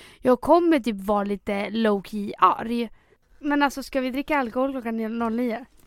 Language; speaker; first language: Swedish; early bilingual, other home language; Spanish